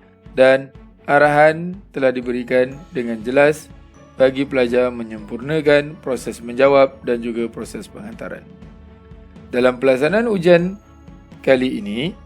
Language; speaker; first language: Malay; native; Malay